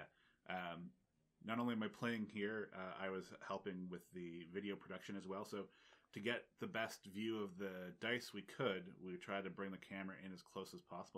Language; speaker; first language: English; native; English